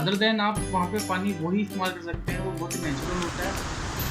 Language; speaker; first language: Hindi; native; Hindi